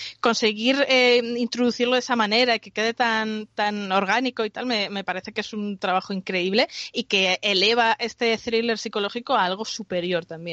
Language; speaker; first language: Spanish; native; Spanish